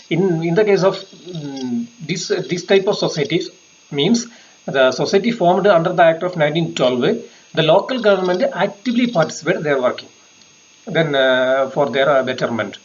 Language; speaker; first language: English; non-native, local second language; Malayalam